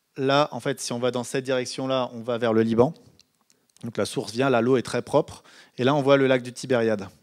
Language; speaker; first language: French; native; French